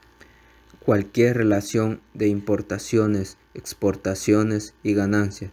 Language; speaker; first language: Spanish; native; Spanish